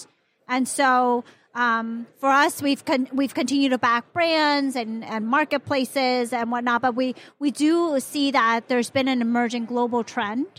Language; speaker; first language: English; non-native, local second language; Cantonese